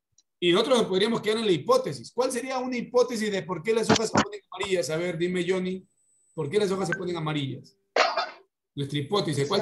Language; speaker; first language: Spanish; native; Spanish